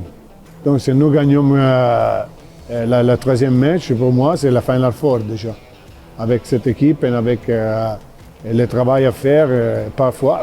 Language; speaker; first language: French; non-native, fluent; Italian